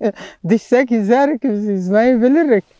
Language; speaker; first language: Turkish; non-native, local second language; Arabic